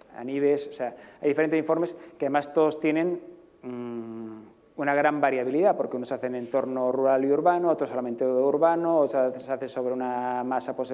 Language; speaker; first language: Spanish; native; Spanish